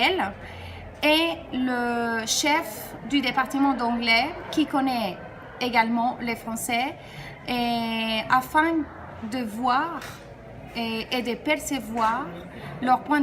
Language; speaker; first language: French; non-native, fluent; Spanish